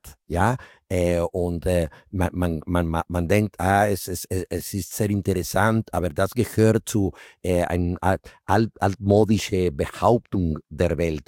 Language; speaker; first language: German; non-native, fluent; Spanish